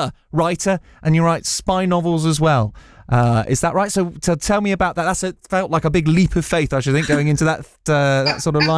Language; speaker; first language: English; native; English